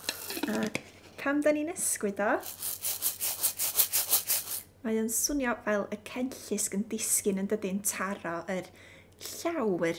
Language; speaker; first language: Welsh; native; Welsh